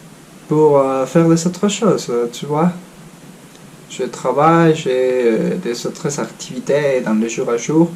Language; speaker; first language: French; non-native, fluent; Spanish